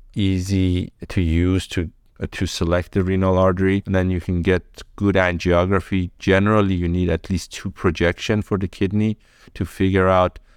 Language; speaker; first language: English; early bilingual, other home language; Persian